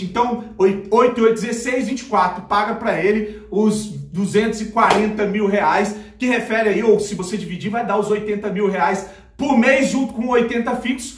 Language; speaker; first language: Portuguese; native; Portuguese